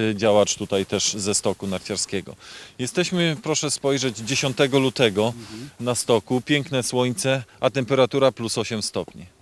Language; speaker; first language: Polish; native; Polish